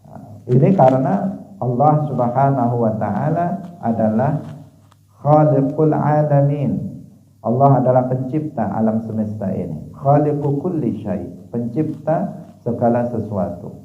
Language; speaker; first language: Indonesian; non-native, local second language; Javanese